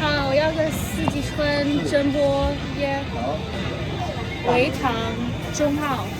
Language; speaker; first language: Chinese; early bilingual, heritage; English